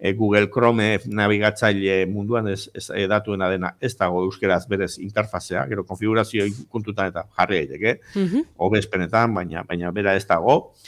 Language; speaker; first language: Basque; native; Basque